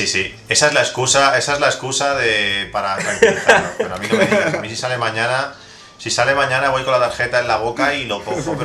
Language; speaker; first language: Spanish; native; Spanish